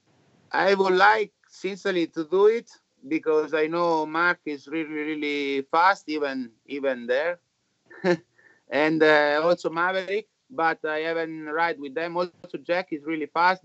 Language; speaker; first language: English; non-native, learner; Italian